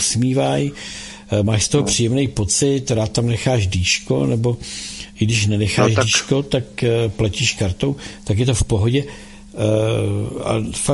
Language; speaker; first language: Czech; native; Czech